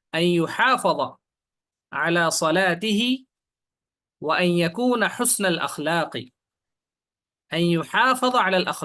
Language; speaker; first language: Arabic; non-native, fluent; Urdu